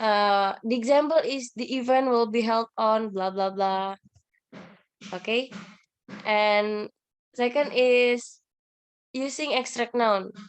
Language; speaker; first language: English; non-native, learner; Indonesian